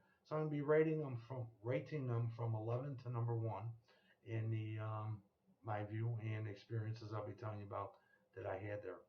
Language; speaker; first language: English; native; English